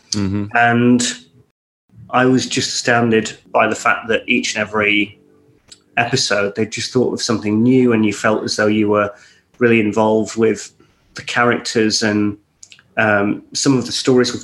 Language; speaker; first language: English; native; English